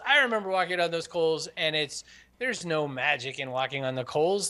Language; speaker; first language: English; native; English